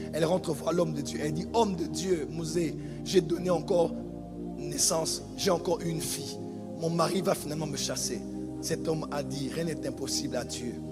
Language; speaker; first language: French; non-native, local second language; Lingala